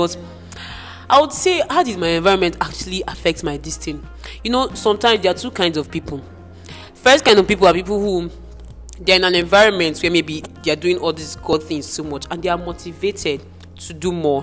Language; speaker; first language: English; non-native, local second language; Igbo